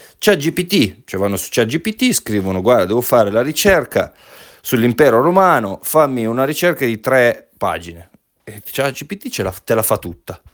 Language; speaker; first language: Italian; native; Italian